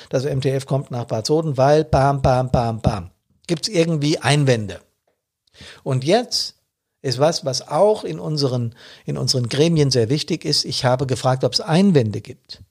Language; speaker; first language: German; native; German